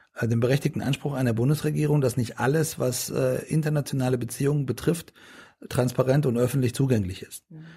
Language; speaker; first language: German; early bilingual, other home language; Persian